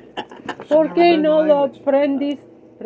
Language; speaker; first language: Spanish; non-native, learner; English